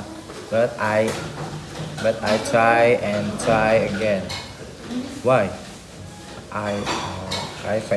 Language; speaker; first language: English; non-native, learner; Indonesian